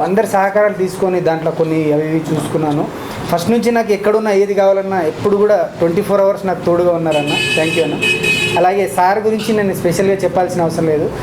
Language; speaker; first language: Telugu; non-native, local second language; Lambadi